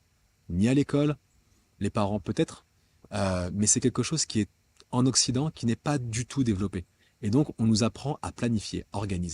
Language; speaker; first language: French; native; French